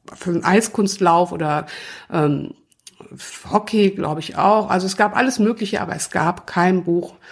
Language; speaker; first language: German; native; German